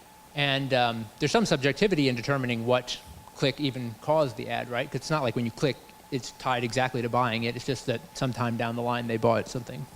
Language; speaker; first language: English; native; English